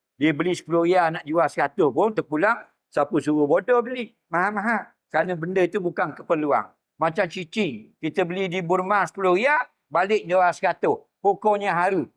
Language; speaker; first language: Malay; native; Malay